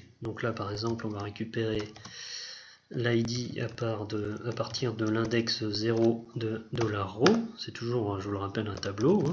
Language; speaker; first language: French; native; French